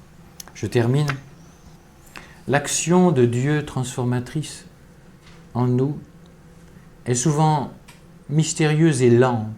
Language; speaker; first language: French; native; French